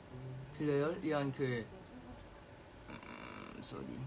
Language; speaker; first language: Korean; non-native, fluent; Thai